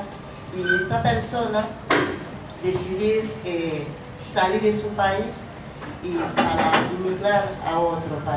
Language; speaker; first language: Spanish; non-native, learner; Haitian Creole